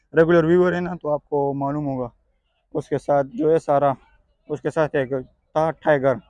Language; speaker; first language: Urdu; non-native, local second language; Pashto